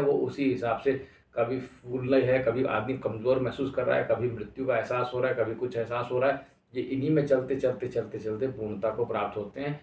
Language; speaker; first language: Hindi; native; Hindi